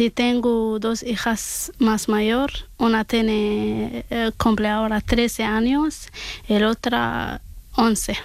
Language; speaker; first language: Spanish; non-native, learner; Arabic